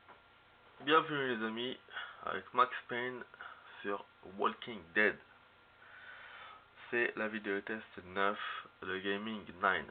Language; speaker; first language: French; native; French